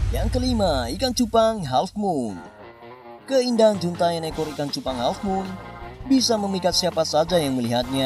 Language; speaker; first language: Indonesian; native; Indonesian